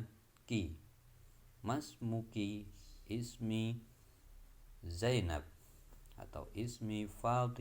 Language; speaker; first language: Arabic; non-native, fluent; Indonesian